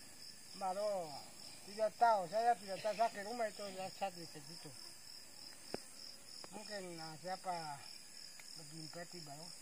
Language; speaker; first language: Indonesian; non-native, local second language; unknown